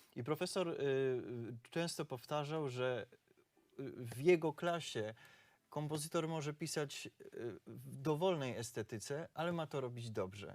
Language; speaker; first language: Polish; native; Polish